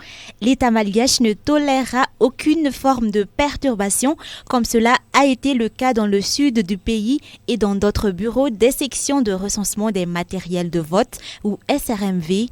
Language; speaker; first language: French; non-native, local second language; Malagasy